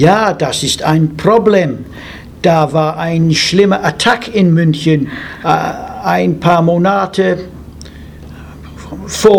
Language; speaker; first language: German; non-native, learner; English